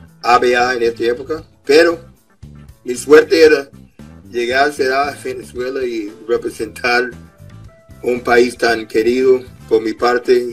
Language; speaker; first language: Spanish; non-native, fluent; English